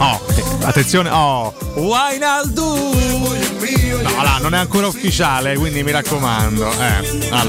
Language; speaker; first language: Italian; native; Italian